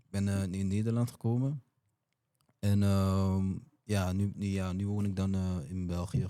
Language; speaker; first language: Dutch; early bilingual, other home language; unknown